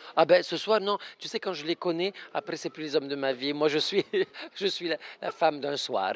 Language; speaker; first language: French; non-native, fluent; Spanish